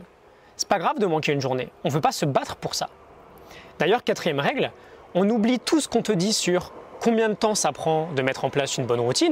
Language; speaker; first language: French; native; French